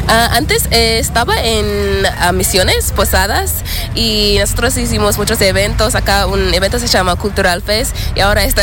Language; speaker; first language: Spanish; non-native, learner; English